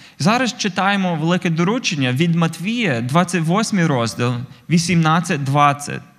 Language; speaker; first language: Ukrainian; non-native, fluent; English